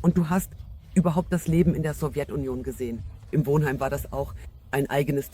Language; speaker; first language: German; non-native, fluent; Russian